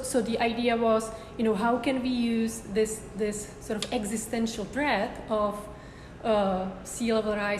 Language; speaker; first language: English; non-native, fluent; Czech